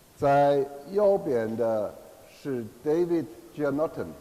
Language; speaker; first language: Chinese; non-native, fluent; German